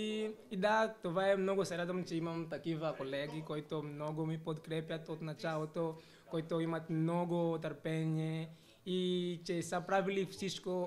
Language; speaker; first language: Bulgarian; non-native, learner; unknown